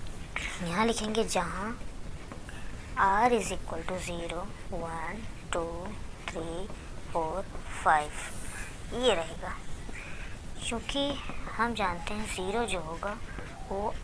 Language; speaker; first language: Hindi; native; Hindi